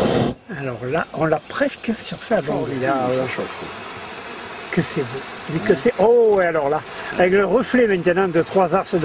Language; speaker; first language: French; native; French